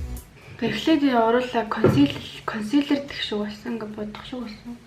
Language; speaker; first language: Mongolian; native; Mongolian